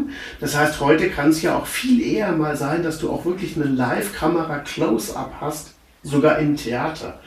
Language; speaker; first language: German; native; German